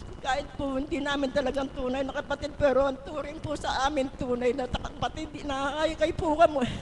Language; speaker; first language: Filipino; native; Filipino